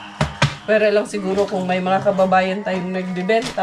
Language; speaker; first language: Filipino; non-native, local second language; Cebuano